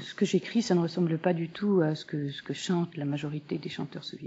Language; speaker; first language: French; native; French